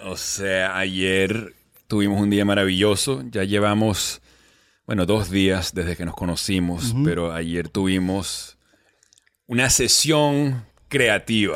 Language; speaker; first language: Spanish; native; Spanish